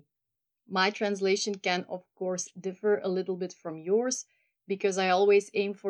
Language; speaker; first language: English; non-native, fluent; Dutch